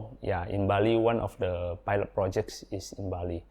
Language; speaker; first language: English; non-native, learner; Indonesian